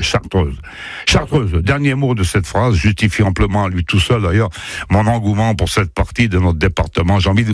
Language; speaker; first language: French; native; French